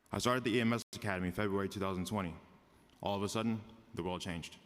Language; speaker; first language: English; native; English